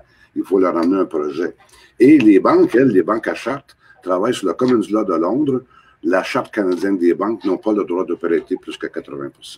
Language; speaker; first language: French; native; French